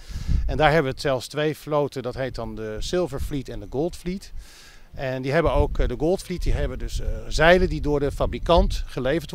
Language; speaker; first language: Dutch; native; Dutch